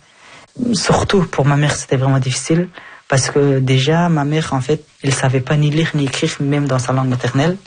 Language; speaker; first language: French; non-native, fluent; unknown